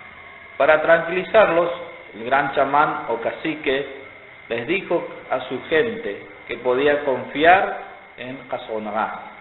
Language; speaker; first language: Spanish; non-native, local second language; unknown